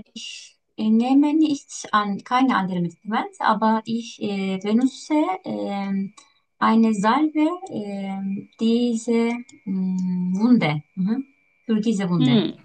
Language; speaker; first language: German; non-native, learner; Turkish